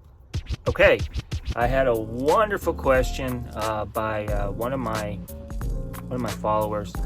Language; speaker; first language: English; native; English